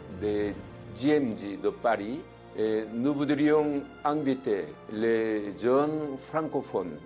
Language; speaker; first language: French; non-native, fluent; Korean